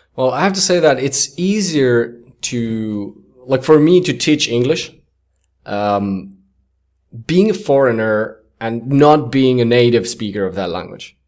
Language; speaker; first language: English; non-native, fluent; Finnish